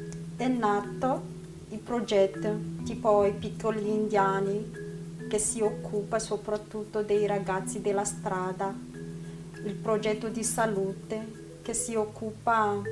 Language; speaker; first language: Italian; non-native, learner; Malagasy